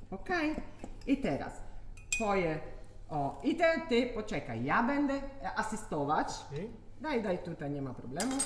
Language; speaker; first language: Polish; non-native, learner; Italian